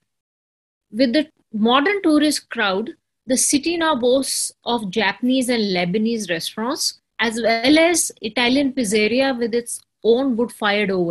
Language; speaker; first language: English; non-native, local second language; Hindi